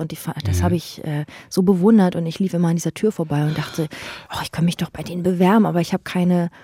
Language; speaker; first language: German; early bilingual, other home language; Persian